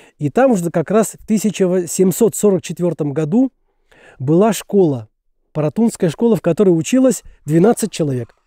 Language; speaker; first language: Russian; native; Russian